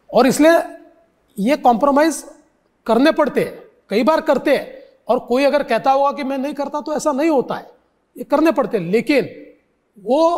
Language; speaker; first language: Hindi; non-native, local second language; Marathi